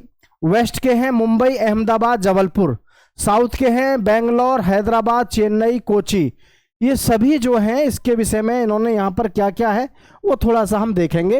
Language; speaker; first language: Hindi; native; Hindi